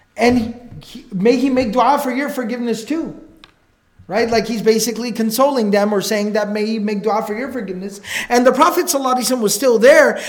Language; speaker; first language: English; native; English